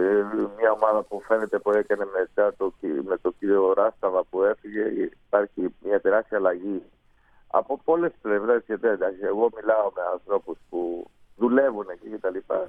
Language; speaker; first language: Greek; non-native, fluent; Spanish